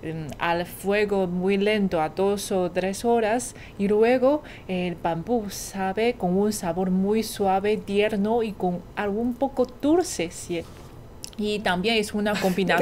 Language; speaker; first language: Spanish; non-native, learner; Chinese